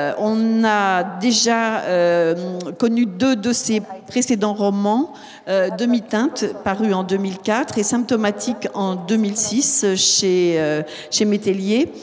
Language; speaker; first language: French; native; French